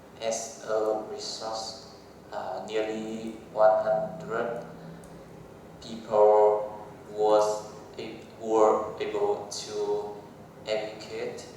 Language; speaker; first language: English; non-native, learner; Vietnamese